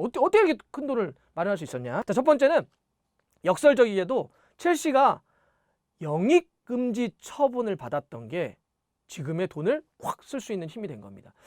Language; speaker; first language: Korean; native; Korean